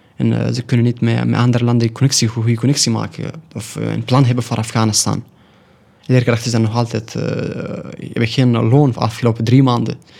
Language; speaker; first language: Dutch; non-native, learner; Pashto